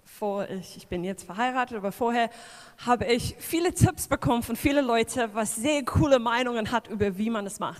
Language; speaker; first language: German; non-native, fluent; English